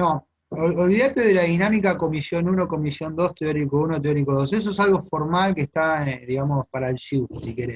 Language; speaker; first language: Spanish; native; Spanish